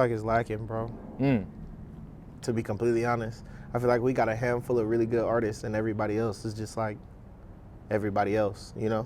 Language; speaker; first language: English; native; English